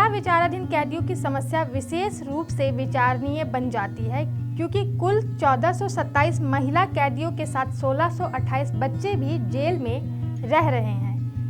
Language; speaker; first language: Hindi; native; Hindi